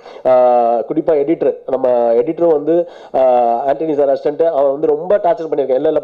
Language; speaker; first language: Tamil; native; Tamil